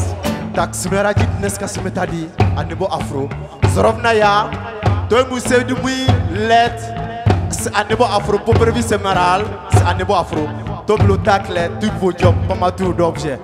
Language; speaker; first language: Czech; non-native, learner; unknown